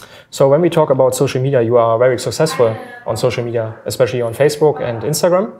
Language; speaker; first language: English; non-native, fluent; German